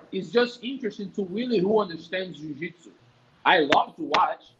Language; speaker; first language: English; non-native, fluent; Portuguese